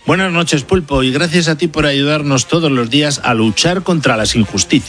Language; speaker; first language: Spanish; native; Spanish